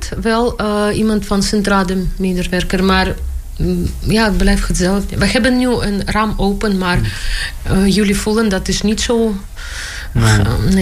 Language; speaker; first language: Dutch; non-native, learner; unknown